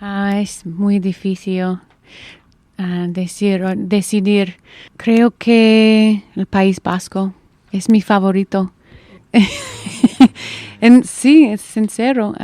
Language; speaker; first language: Spanish; non-native, learner; English